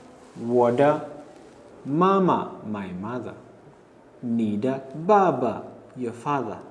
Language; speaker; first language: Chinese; non-native, fluent; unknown